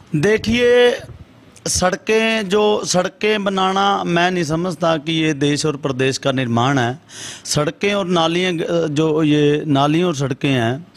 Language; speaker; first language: Hindi; native; Hindi